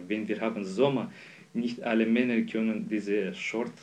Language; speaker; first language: German; non-native, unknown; Azerbaijani